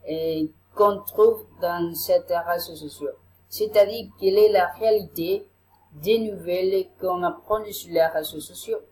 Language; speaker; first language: French; non-native, learner; Spanish